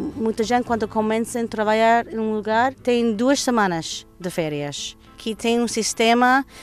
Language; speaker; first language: Portuguese; non-native, learner; English